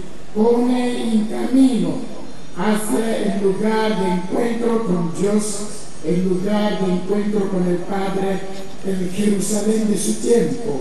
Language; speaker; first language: Spanish; non-native, fluent; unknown